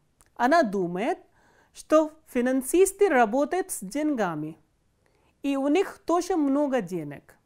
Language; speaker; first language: Russian; non-native, fluent; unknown